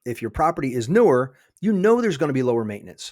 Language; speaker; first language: English; native; English